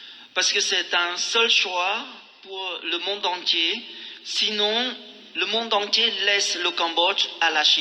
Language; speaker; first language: French; non-native, fluent; Khmer